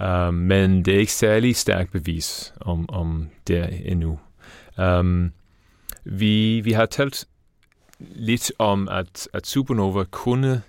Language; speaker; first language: Danish; non-native, fluent; English